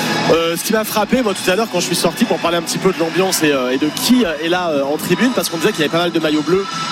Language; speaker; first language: French; native; French